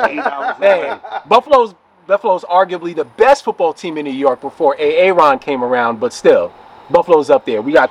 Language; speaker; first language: English; native; English